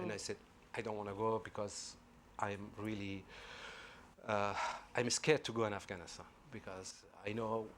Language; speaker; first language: English; non-native, fluent; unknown